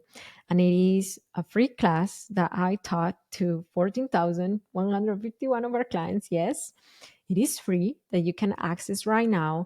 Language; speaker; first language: English; non-native, fluent; Spanish